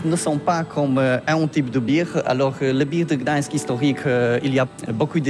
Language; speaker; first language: French; non-native, learner; Polish